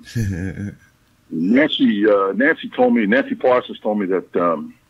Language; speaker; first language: English; native; English